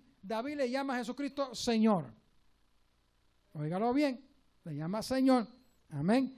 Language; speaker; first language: Spanish; native; Spanish